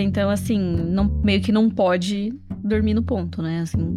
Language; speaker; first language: Portuguese; native; Portuguese